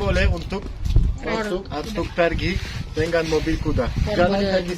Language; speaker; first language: Indonesian; non-native, fluent; Turkish